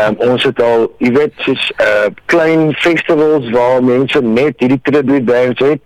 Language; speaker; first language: Afrikaans; non-native, local second language; English